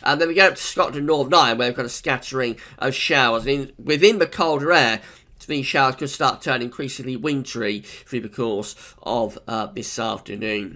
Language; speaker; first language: English; native; English